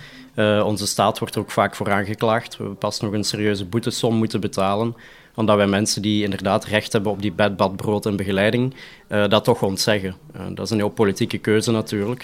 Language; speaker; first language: Dutch; native; Dutch